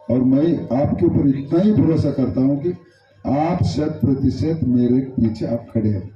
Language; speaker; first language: Hindi; non-native, local second language; Kannada